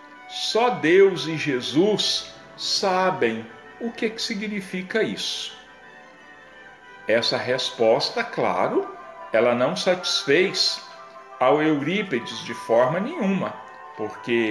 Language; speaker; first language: Portuguese; native; Portuguese